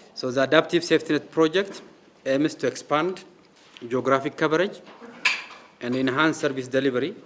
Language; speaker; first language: English; non-native, local second language; Amharic